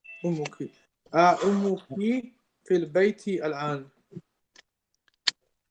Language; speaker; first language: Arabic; non-native, learner; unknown